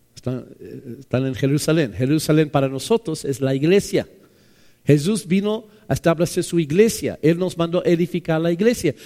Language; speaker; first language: Spanish; non-native, fluent; English